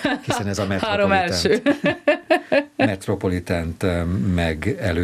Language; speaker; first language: Hungarian; native; Hungarian